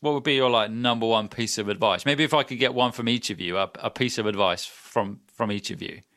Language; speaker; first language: English; native; English